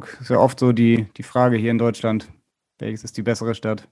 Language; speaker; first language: German; native; German